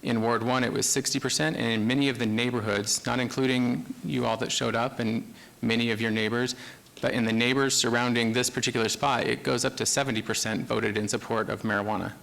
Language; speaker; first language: English; native; English